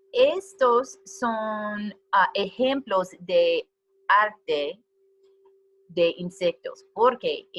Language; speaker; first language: Spanish; non-native, learner; English